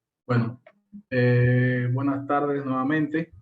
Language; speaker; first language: Spanish; native; Spanish